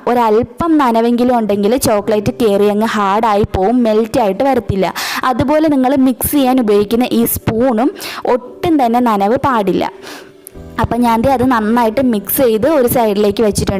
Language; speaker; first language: Malayalam; native; Malayalam